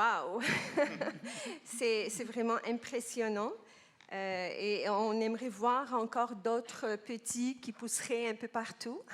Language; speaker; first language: French; non-native, local second language; Arabic